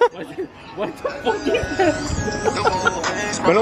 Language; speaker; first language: English; non-native, learner; Korean